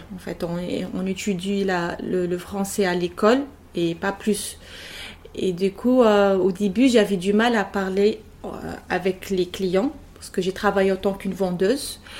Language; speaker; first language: French; non-native, local second language; Arabic